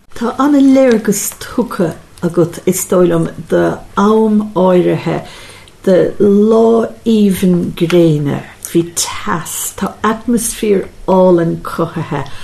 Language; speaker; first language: Irish; native; Irish